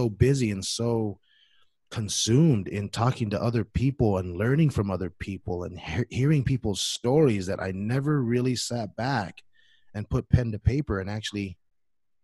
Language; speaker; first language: English; non-native, fluent; Samoan